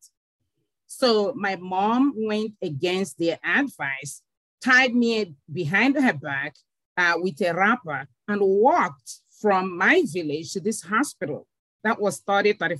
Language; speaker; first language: English; non-native, local second language; Igbo